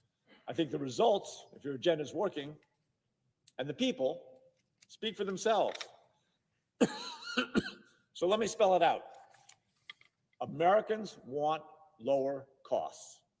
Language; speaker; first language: English; native; English